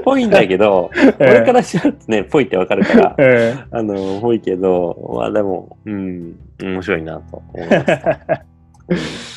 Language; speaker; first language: Japanese; native; Japanese